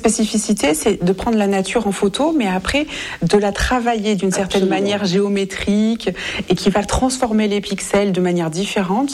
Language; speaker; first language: French; native; French